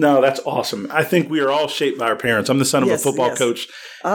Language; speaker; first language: English; native; English